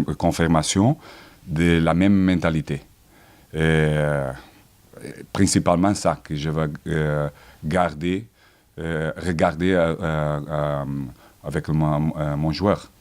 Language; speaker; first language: French; non-native, fluent; Portuguese